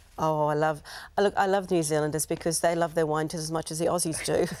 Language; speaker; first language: English; native; English